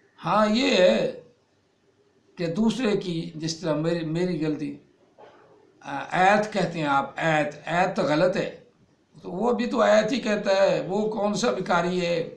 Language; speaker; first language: Urdu; native; Urdu